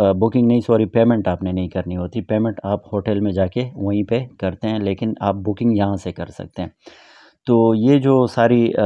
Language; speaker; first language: Urdu; non-native, local second language; Pashto